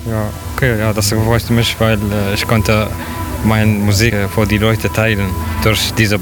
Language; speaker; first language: German; non-native, learner; Arabic